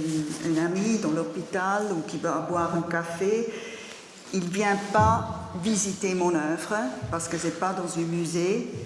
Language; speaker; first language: French; non-native, learner; German